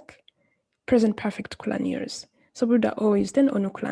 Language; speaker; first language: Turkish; non-native, fluent; English